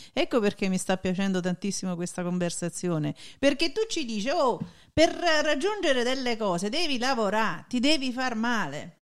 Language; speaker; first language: Italian; native; Italian